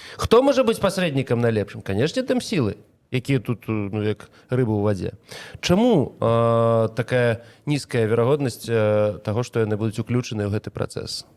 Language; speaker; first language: Belarusian; non-native, local second language; Russian